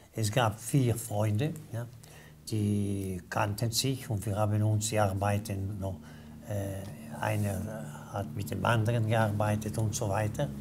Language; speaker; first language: German; non-native, local second language; Italian